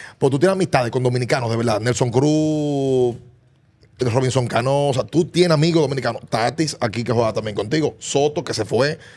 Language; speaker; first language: Spanish; native; Spanish